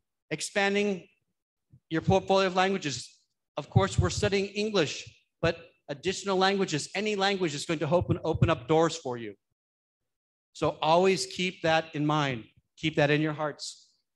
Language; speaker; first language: English; native; English